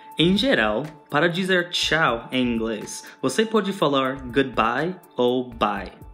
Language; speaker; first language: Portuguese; non-native, fluent; English